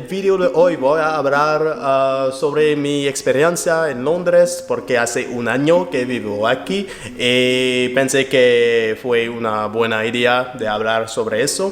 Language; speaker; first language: Spanish; non-native, learner; French